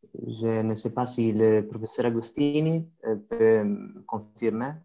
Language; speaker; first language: French; non-native, fluent; Italian